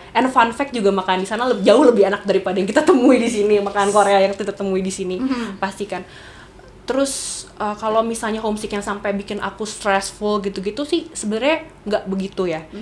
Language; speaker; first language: Indonesian; native; Indonesian